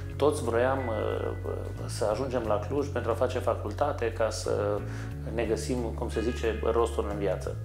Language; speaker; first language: Romanian; native; Romanian